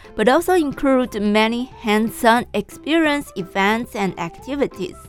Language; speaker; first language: English; non-native, fluent; Chinese